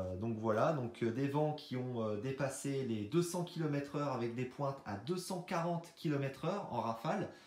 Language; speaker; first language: French; native; French